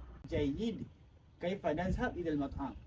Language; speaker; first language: Arabic; non-native, learner; Malay